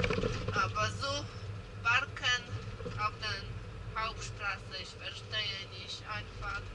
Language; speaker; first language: German; non-native, learner; Polish